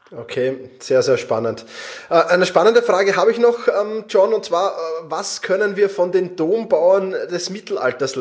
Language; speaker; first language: German; native; German